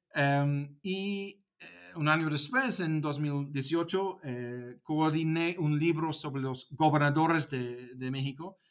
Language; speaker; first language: Spanish; non-native, fluent; English